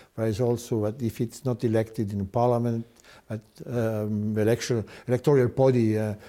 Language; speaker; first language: English; non-native, fluent; Estonian